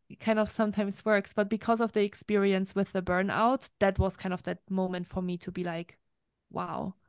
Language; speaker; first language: English; non-native, fluent; German